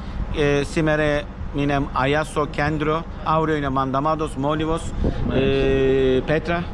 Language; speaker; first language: Greek; non-native, learner; Turkish